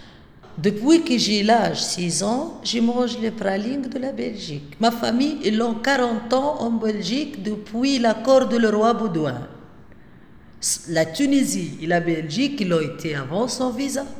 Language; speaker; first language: French; non-native, local second language; Arabic